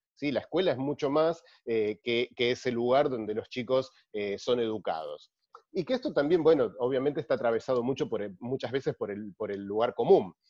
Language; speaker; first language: Spanish; native; Spanish